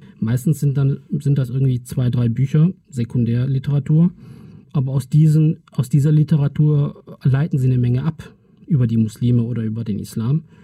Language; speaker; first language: German; early bilingual, other home language; Turkish